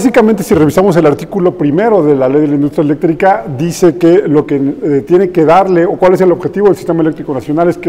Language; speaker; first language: Spanish; native; Spanish